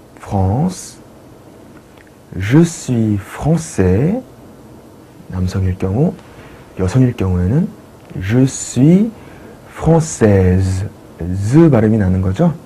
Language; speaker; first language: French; non-native, fluent; Korean